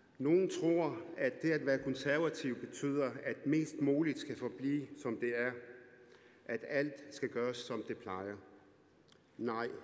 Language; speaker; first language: Danish; early bilingual, other home language; Arabic